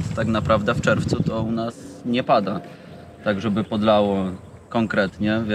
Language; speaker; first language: Polish; native; Polish